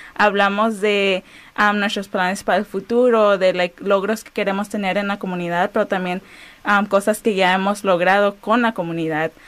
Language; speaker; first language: Spanish; early bilingual, heritage; Spanish